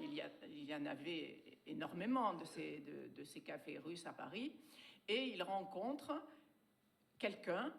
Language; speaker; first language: French; native; French